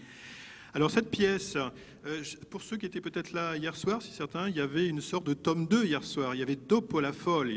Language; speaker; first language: French; native; French